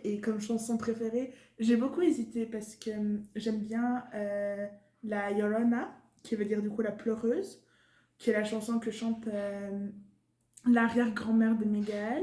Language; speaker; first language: French; native; French